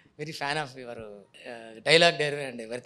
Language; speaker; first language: Telugu; non-native, fluent; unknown